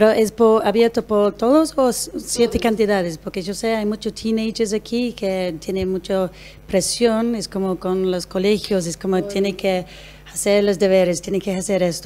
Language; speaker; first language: Spanish; non-native, fluent; English